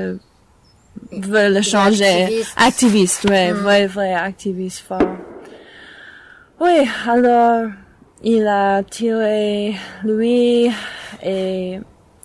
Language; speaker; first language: French; non-native, learner; English